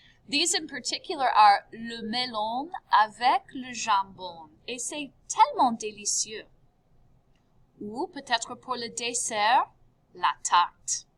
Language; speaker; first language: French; non-native, fluent; English